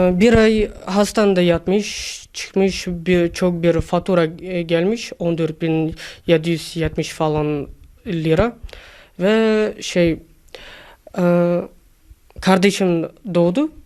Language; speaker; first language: Turkish; early bilingual, other home language; Kazakh